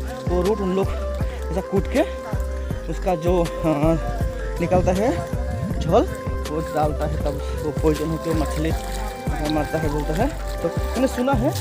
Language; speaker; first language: Hindi; non-native, local second language; Nepali